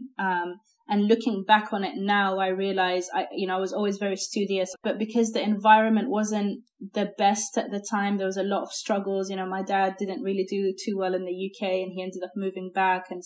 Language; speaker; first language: English; native; English